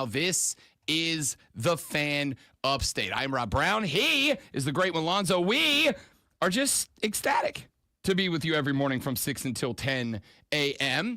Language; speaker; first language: English; native; English